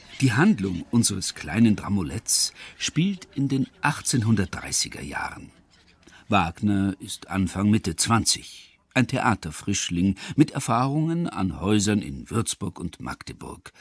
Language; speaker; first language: German; native; German